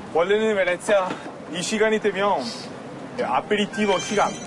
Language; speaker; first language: Korean; non-native, fluent; Italian